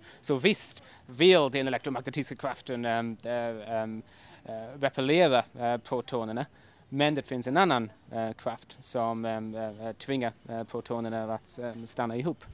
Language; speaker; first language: Swedish; non-native, fluent; English